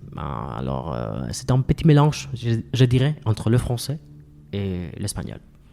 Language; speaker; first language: French; non-native, fluent; Spanish